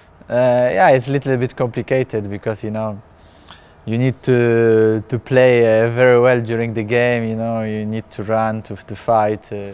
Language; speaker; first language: English; non-native, fluent; Polish